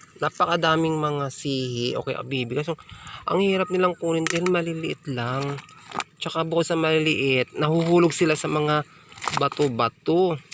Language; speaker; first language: Filipino; non-native, local second language; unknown